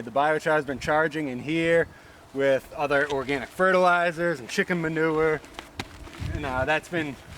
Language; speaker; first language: English; native; English